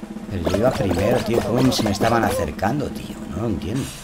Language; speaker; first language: Spanish; native; Spanish